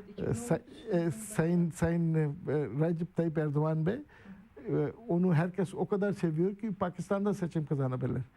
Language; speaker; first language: Turkish; non-native, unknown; Urdu